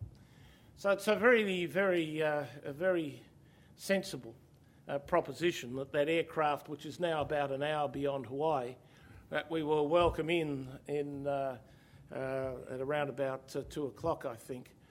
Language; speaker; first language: English; native; English